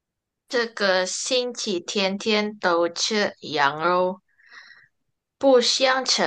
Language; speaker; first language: Chinese; non-native, learner; Indonesian